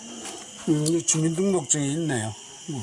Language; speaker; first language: Portuguese; non-native, learner; Korean